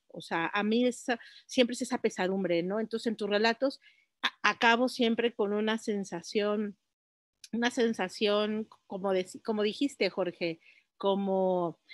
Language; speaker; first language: Spanish; native; Spanish